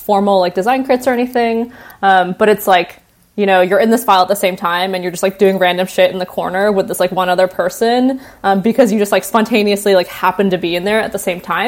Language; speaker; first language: English; native; English